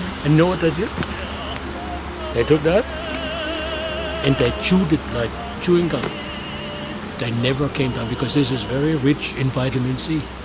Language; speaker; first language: English; non-native, fluent; German